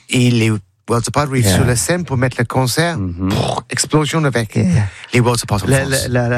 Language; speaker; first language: French; non-native, learner; English